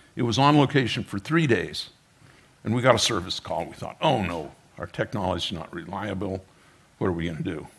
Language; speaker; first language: English; native; English